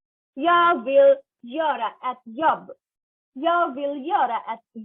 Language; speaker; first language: Swedish; non-native, learner; Bangla